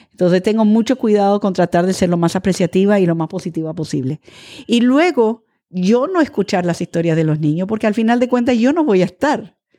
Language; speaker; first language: Spanish; early bilingual, other home language; English